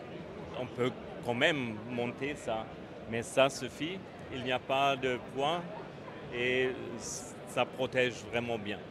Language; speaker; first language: French; non-native, fluent; German